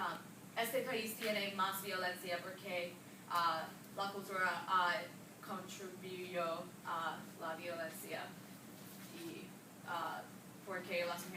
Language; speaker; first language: Spanish; non-native, learner; English